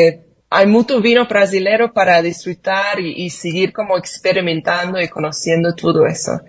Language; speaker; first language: Portuguese; non-native, fluent; English